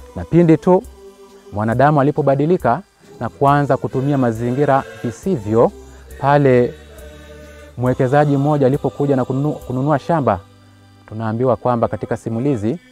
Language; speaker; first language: Swahili; non-native, local second language; Luyia